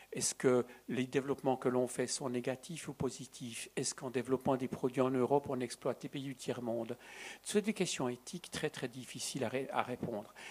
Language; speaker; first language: French; native; French